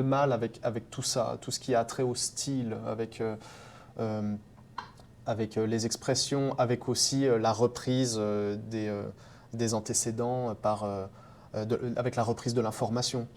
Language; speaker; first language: French; native; French